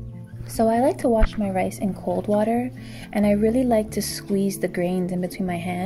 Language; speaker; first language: English; native; English